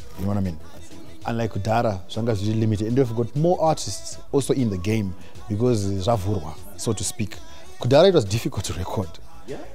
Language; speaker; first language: English; non-native, local second language; Shona